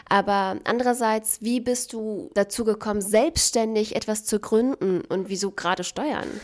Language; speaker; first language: German; native; German